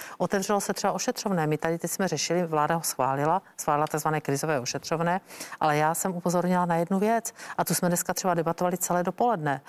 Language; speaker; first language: Czech; native; Czech